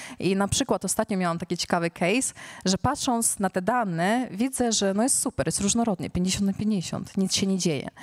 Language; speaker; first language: Polish; non-native, fluent; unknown